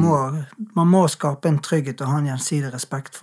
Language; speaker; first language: Norwegian; native; Norwegian